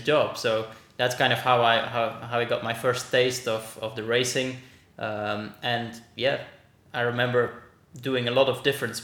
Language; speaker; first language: English; non-native, fluent; Dutch